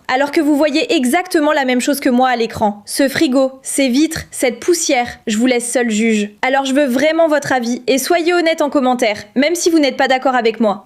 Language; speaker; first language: French; native; French